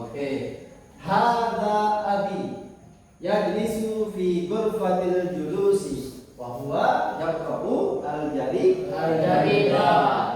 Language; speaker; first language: Arabic; non-native, fluent; Indonesian